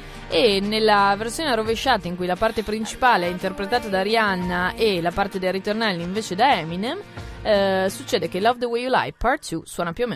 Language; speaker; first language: Italian; native; Italian